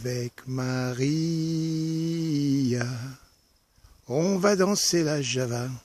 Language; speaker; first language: French; native; French